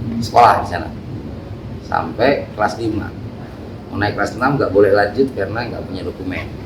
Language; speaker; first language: Indonesian; non-native, local second language; Minangkabau